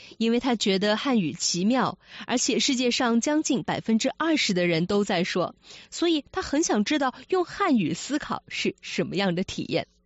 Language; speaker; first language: Chinese; native; Chinese